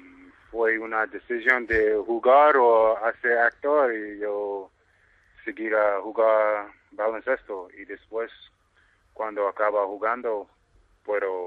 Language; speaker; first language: Spanish; non-native, fluent; English